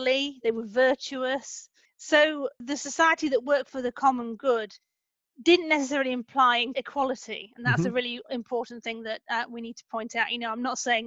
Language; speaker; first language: English; native; English